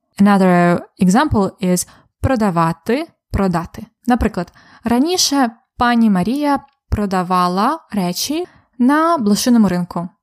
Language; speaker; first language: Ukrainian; native; Ukrainian